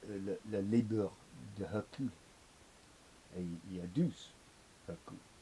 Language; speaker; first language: French; non-native, learner; English